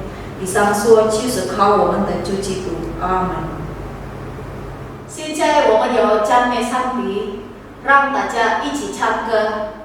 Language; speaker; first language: Chinese; non-native, fluent; Indonesian